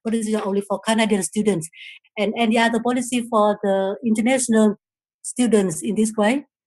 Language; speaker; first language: English; non-native, learner; Vietnamese